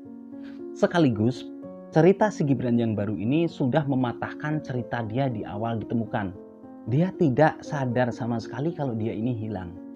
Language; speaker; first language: Indonesian; native; Indonesian